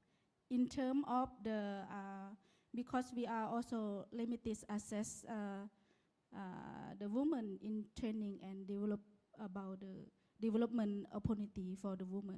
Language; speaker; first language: English; non-native, learner; Lao